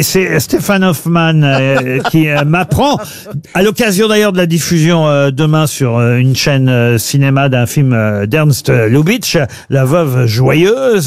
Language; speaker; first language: French; native; French